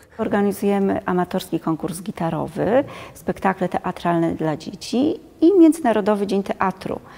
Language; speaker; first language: Polish; native; Polish